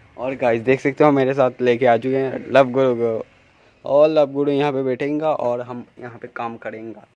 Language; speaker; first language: Hindi; non-native, local second language; Bangla